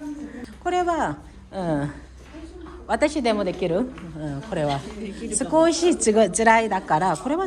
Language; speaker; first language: Japanese; non-native, learner; Korean